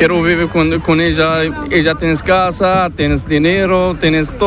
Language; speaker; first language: Spanish; non-native, learner; Arabic